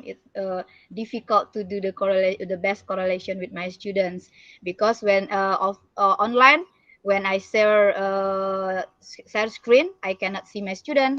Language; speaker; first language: English; non-native, learner; Indonesian